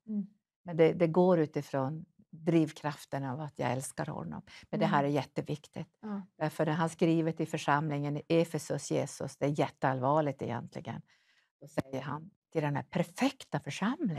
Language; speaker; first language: Swedish; native; Swedish